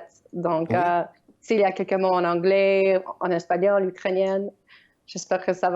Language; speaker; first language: French; non-native, learner; Ukrainian